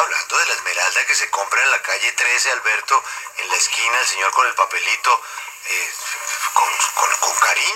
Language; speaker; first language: Spanish; native; Spanish